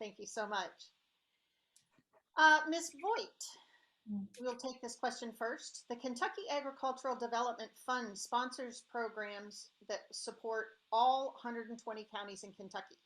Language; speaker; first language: English; native; English